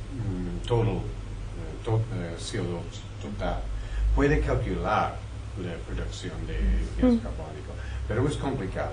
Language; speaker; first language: Spanish; non-native, fluent; French